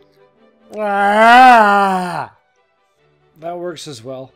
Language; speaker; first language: English; native; English